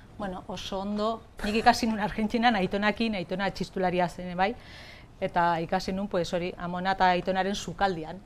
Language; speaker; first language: Basque; early bilingual, heritage; Spanish